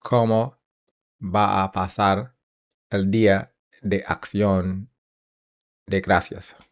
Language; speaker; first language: Spanish; non-native, learner; English